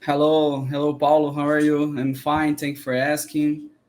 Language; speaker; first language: English; non-native, learner; Portuguese